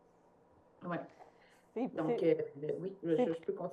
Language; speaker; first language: French; native; French